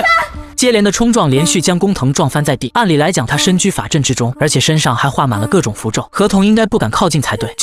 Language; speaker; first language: Chinese; native; Chinese